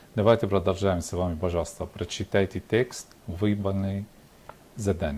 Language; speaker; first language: Russian; non-native, fluent; Arabic